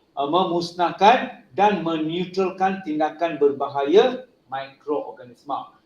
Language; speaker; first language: Malay; non-native, local second language; Tamil